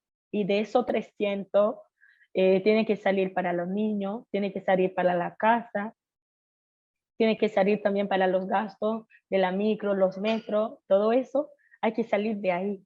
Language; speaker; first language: Spanish; non-native, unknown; Haitian Creole